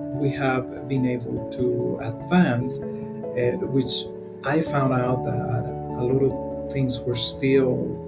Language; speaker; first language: English; non-native, fluent; Spanish